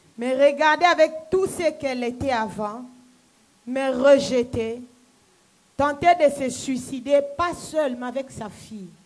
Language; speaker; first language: French; non-native, local second language; Lingala